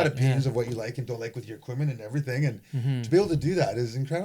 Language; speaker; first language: English; native; English